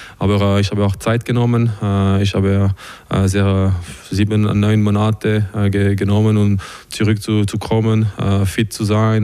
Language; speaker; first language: German; non-native, local second language; French